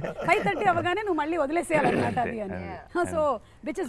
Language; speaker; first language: Telugu; native; Telugu